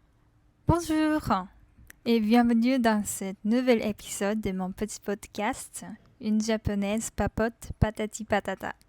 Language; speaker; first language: French; non-native, fluent; Japanese